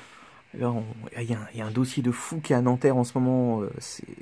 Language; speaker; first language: French; native; French